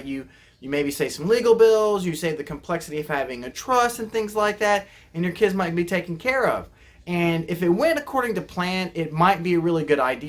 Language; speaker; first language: English; native; English